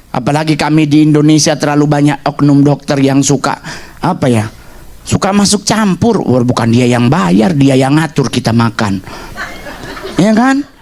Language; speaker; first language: Indonesian; native; Indonesian